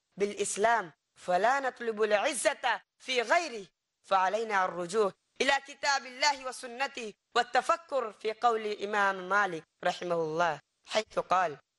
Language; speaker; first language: Arabic; non-native, fluent; Bangla